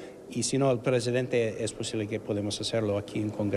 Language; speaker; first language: Spanish; non-native, fluent; English